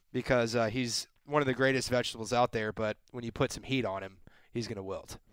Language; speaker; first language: English; native; English